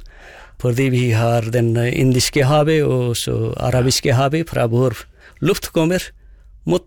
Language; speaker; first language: Norwegian; non-native, fluent; Nepali